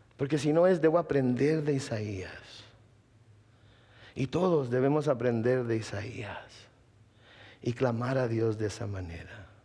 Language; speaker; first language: Spanish; native; Spanish